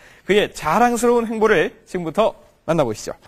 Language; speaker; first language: Korean; native; Korean